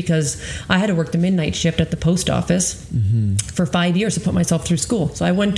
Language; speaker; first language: English; non-native, fluent; Croatian